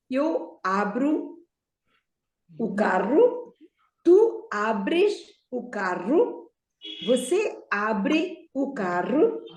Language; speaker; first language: Portuguese; non-native, fluent; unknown